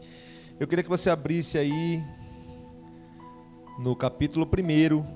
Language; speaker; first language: Portuguese; native; Portuguese